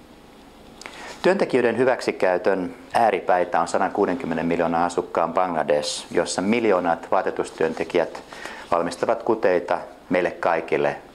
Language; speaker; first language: Finnish; native; Finnish